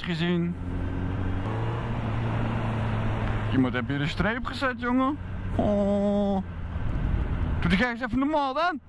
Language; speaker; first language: Dutch; native; Dutch